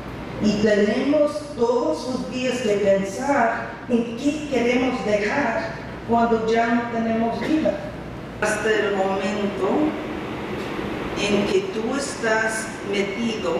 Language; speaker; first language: Spanish; non-native, fluent; English